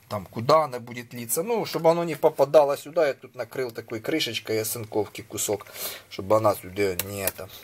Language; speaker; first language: Russian; non-native, local second language; Ukrainian